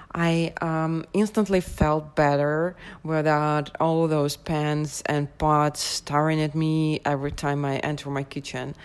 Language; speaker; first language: English; non-native, fluent; Russian